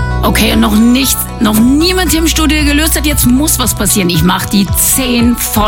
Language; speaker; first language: German; native; German